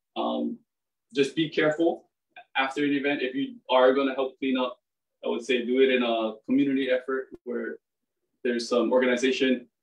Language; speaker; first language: English; native; English